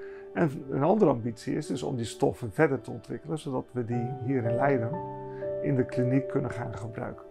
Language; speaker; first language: Dutch; native; Dutch